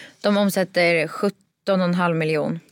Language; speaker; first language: Swedish; native; Swedish